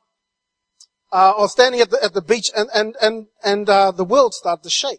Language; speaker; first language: English; native; English